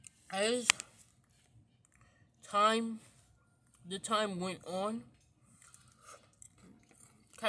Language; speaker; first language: English; native; English